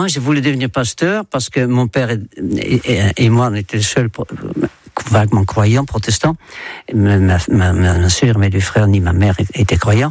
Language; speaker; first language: French; non-native, fluent; Dutch